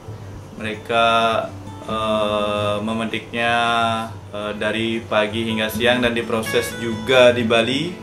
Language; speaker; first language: Indonesian; non-native, local second language; Balinese